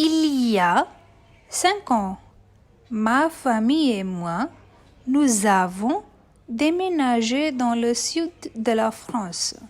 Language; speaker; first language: French; non-native, fluent; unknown